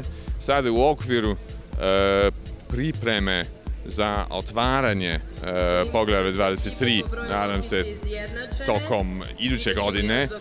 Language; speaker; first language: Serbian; non-native, fluent; English